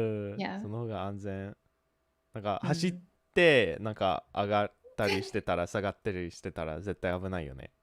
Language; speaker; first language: Japanese; early bilingual, heritage; Japanese